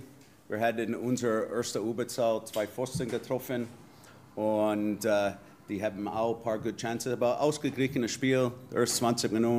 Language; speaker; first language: German; non-native, fluent; English